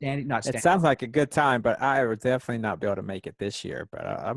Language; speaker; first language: English; native; English